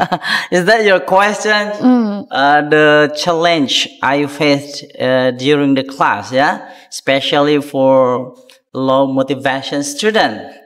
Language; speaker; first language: English; non-native, fluent; Indonesian